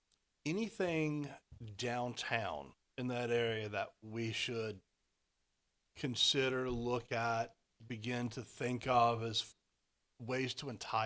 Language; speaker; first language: English; native; English